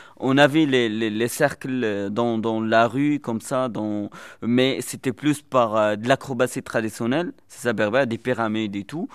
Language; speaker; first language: French; non-native, local second language; Arabic